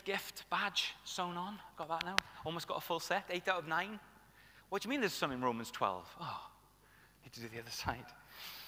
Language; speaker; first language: English; native; English